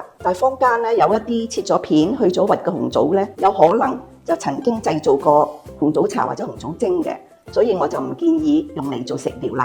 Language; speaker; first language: Cantonese; native; Cantonese